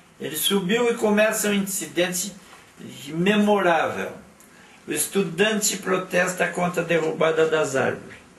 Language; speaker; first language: Portuguese; native; Portuguese